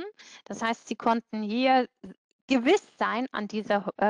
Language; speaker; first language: German; native; German